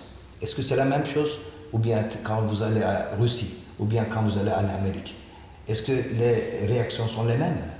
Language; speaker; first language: French; non-native, fluent; Turkish